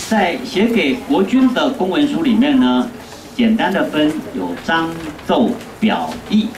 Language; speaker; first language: Chinese; native; Chinese